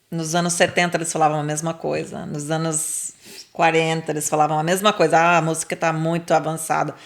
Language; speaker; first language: Portuguese; non-native, fluent; English